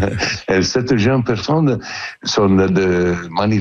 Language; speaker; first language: French; non-native, learner; Italian